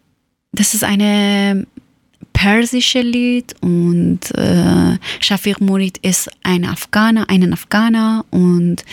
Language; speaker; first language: German; non-native, learner; Persian